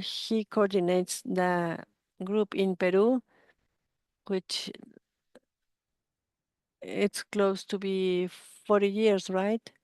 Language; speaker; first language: English; non-native, fluent; Spanish